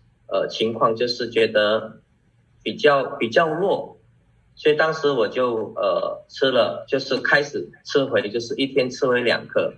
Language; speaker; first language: Chinese; early bilingual, heritage; Chinese